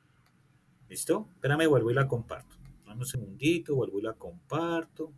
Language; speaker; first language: Spanish; native; Spanish